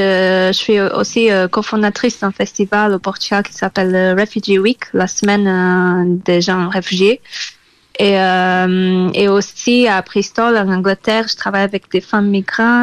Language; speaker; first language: French; non-native, fluent; Portuguese